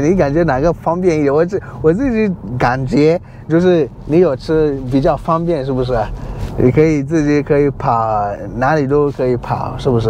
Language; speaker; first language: Chinese; non-native, learner; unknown